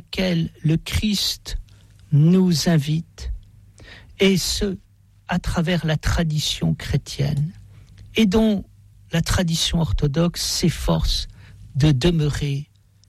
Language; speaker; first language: French; native; French